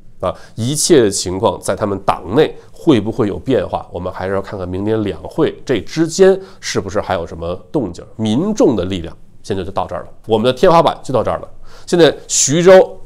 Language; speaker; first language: Chinese; native; Chinese